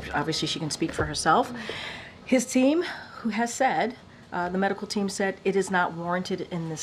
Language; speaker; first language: English; native; English